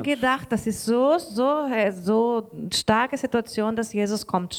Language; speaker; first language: German; non-native, learner; Portuguese